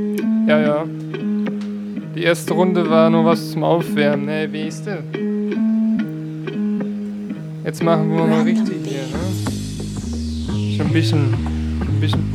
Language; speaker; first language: German; native; German